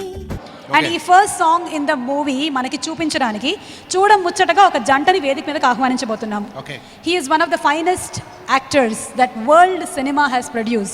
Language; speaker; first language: Telugu; native; Telugu